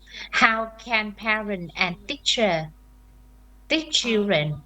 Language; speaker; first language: English; non-native, fluent; Vietnamese